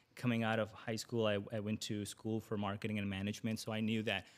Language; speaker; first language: English; early bilingual, other home language; Urdu